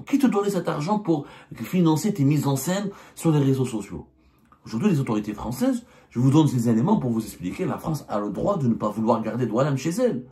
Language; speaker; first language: French; non-native, local second language; Arabic